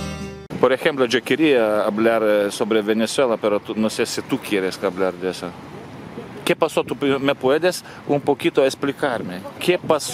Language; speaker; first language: Spanish; non-native, learner; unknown